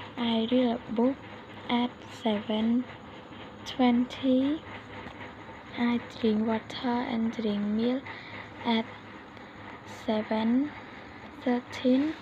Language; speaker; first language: English; non-native, learner; Khmer